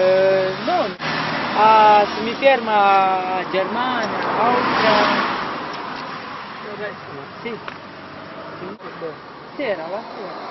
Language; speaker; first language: Italian; non-native, learner; Romanian